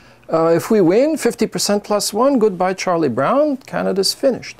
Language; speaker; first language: English; native; English